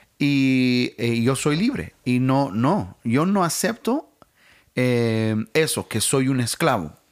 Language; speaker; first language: Spanish; non-native, fluent; English